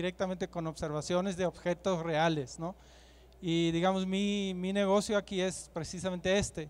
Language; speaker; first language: Spanish; non-native, fluent; German